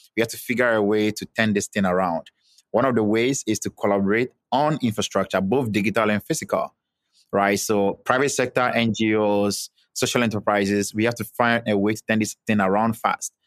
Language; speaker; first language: English; non-native, local second language; Ewe